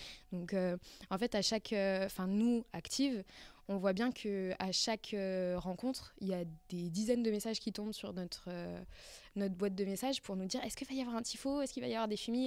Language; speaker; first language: French; native; French